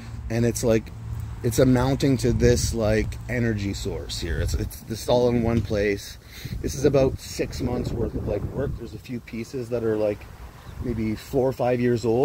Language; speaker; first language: English; native; English